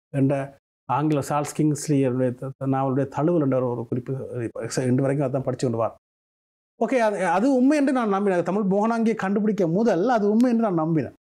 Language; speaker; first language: Tamil; native; Tamil